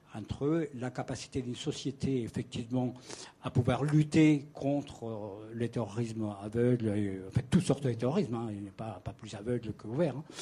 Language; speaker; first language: French; non-native, fluent; Spanish